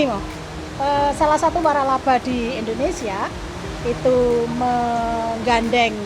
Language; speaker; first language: Indonesian; native; Indonesian